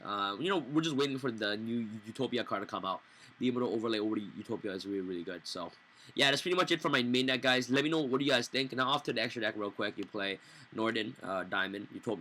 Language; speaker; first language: English; native; English